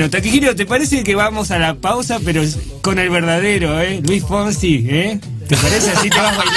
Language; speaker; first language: Spanish; native; Spanish